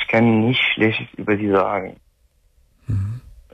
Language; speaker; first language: German; non-native, fluent; Arabic